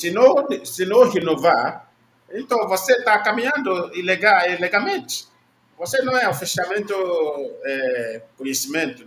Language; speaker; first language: Portuguese; non-native, learner; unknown